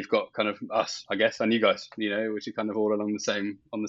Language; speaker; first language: English; native; English